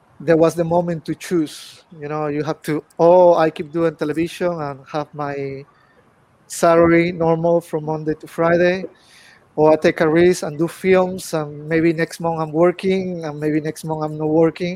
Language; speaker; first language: English; non-native, fluent; Spanish